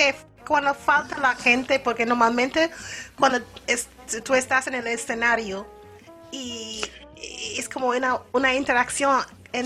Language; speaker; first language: Spanish; non-native, fluent; English